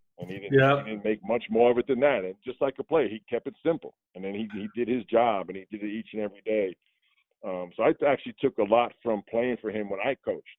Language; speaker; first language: English; native; English